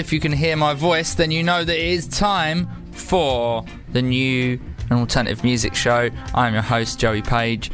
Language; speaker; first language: English; native; English